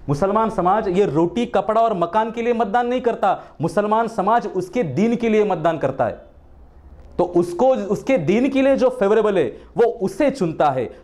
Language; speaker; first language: Hindi; non-native, local second language; Marathi